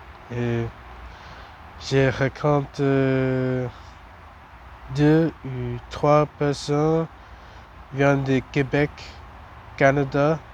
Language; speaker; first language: French; non-native, learner; English